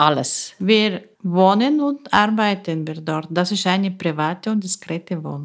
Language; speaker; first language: German; non-native, learner; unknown